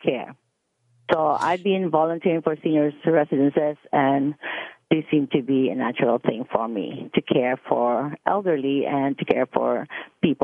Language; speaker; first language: English; non-native, local second language; Filipino